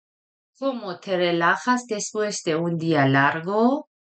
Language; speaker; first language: Spanish; non-native, fluent; Persian